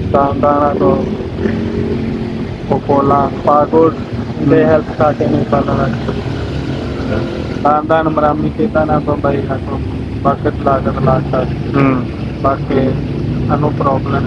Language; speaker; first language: Filipino; non-native, learner; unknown